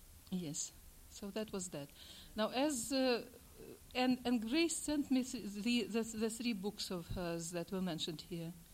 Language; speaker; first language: English; non-native, fluent; Russian